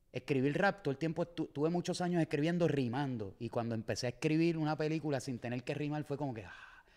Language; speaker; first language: Spanish; native; Spanish